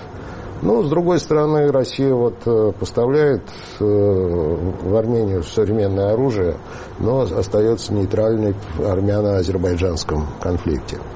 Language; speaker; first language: Russian; native; Russian